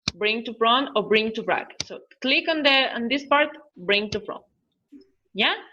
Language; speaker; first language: English; non-native, learner; Spanish